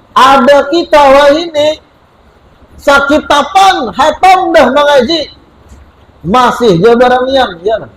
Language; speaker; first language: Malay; native; Malay